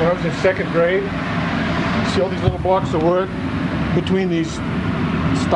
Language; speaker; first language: English; native; English